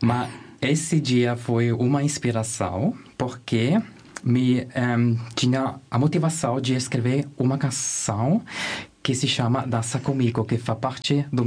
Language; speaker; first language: Portuguese; non-native, learner; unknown